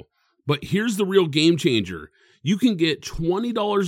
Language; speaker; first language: English; native; English